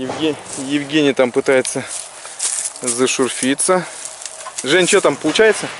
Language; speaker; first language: Russian; native; Russian